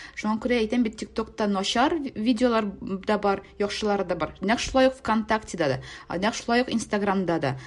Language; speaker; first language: Tatar; native; Tatar